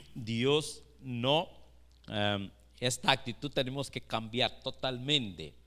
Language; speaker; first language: Spanish; non-native, fluent; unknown